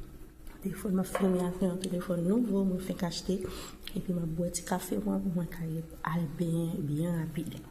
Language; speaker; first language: French; non-native, learner; Haitian Creole